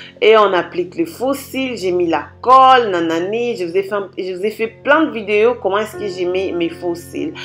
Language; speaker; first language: French; non-native, local second language; Lingala